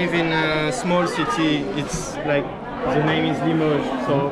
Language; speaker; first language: English; non-native, learner; French